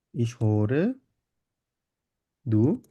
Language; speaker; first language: German; non-native, fluent; Bangla